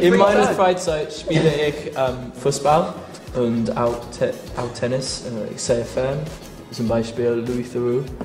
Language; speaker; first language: German; non-native, learner; English